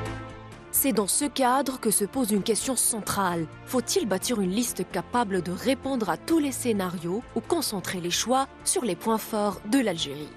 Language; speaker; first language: French; native; French